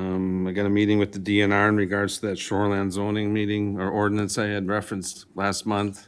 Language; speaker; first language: English; native; English